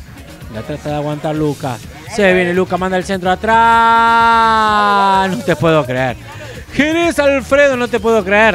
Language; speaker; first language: Spanish; native; Spanish